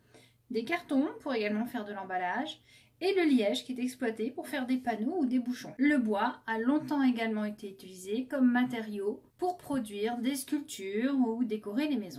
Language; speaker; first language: French; native; French